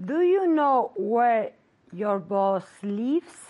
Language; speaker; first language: English; non-native, fluent; Spanish